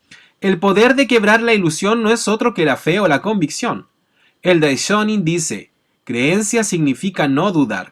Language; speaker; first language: Spanish; native; Spanish